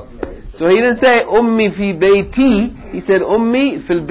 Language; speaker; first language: Arabic; non-native, fluent; English